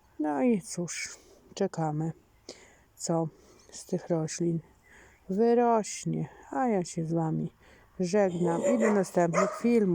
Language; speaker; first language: Polish; native; Polish